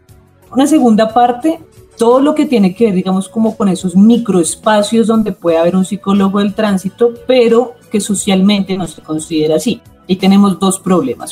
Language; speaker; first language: Spanish; native; Spanish